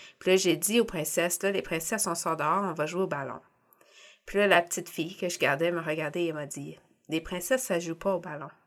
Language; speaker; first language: French; native; French